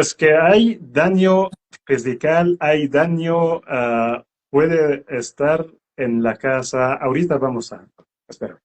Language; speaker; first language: Spanish; non-native, learner; Arabic